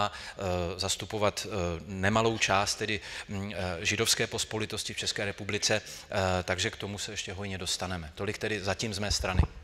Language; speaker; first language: Czech; native; Czech